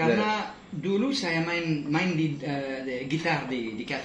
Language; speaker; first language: Indonesian; non-native, fluent; English